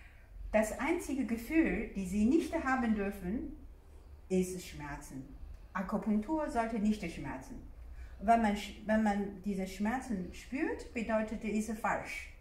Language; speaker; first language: German; non-native, fluent; Chinese